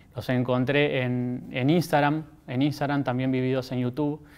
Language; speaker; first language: Spanish; native; Spanish